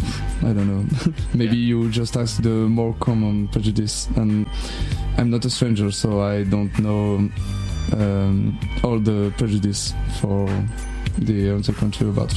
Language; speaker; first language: English; non-native, learner; French